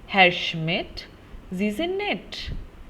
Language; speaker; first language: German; non-native, fluent; Hindi